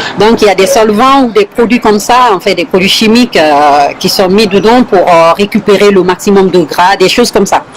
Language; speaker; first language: French; non-native, local second language; Fula